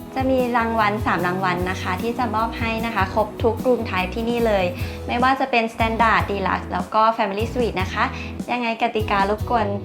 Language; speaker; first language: Thai; native; Thai